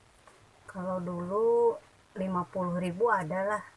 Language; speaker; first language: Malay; non-native, local second language; Sundanese